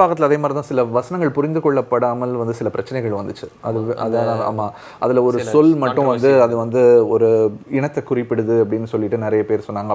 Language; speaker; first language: Tamil; native; Tamil